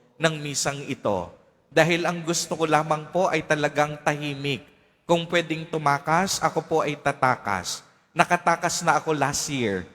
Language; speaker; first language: Filipino; native; Filipino